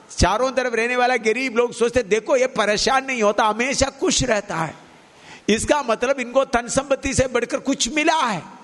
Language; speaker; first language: Hindi; non-native, local second language; Malayalam